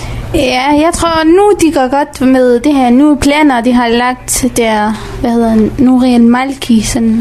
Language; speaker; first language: Danish; early bilingual, other home language; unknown